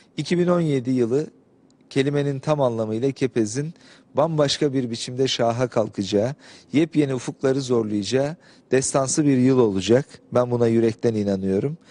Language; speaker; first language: Turkish; native; Turkish